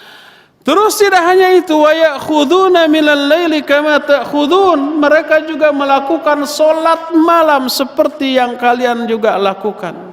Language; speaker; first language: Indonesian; native; Indonesian